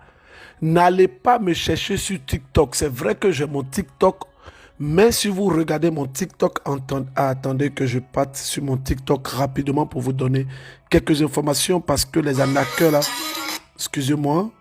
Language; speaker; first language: French; native; French